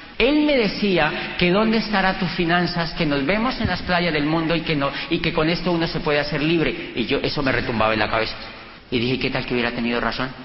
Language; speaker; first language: Spanish; native; Spanish